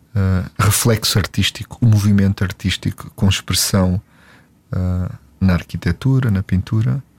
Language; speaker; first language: Portuguese; native; Portuguese